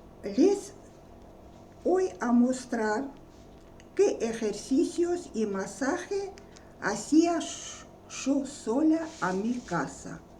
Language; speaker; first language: Spanish; non-native, learner; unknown